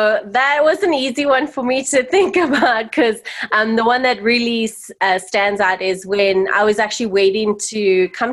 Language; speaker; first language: English; native; English